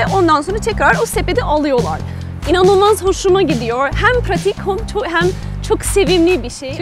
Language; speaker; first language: Turkish; non-native, fluent; English